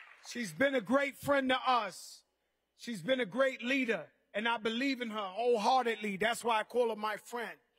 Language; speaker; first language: English; native; English